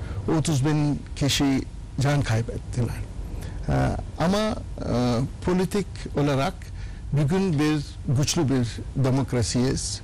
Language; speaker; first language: Turkish; non-native, learner; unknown